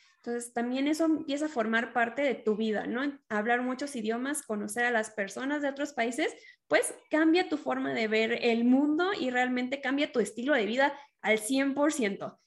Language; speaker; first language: Spanish; native; Spanish